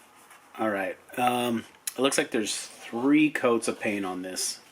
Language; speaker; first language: English; native; English